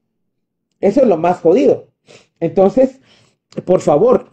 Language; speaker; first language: Spanish; native; Spanish